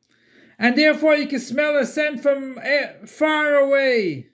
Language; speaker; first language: English; native; English